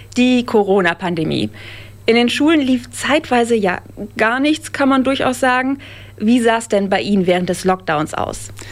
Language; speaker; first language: German; native; German